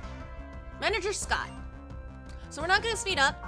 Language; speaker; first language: English; native; English